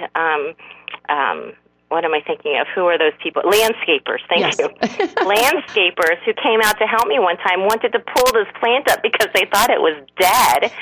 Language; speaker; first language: English; non-native, fluent; Korean